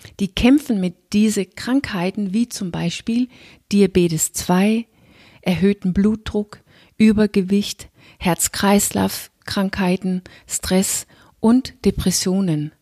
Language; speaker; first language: German; non-native, fluent; Danish